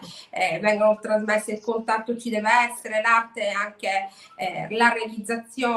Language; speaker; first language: Italian; native; Italian